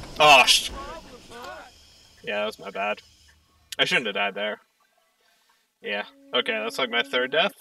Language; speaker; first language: English; native; English